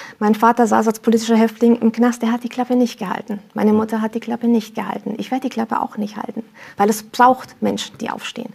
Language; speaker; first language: German; early bilingual, other home language; Romanian